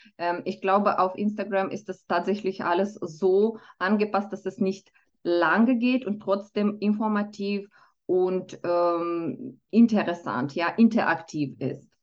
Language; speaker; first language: German; non-native, fluent; Romanian